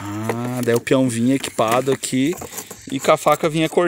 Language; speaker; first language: Portuguese; native; Portuguese